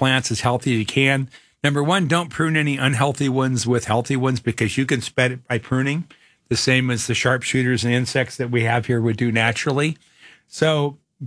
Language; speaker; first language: English; native; English